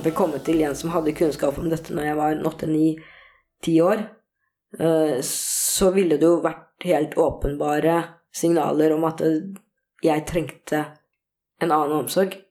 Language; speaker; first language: Norwegian; early bilingual, other home language; Korean